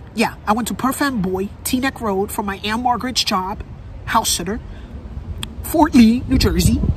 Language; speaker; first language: English; native; English